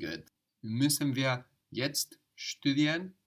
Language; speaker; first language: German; non-native, fluent; English